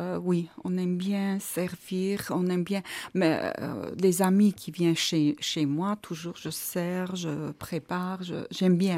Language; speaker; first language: French; non-native, fluent; Armenian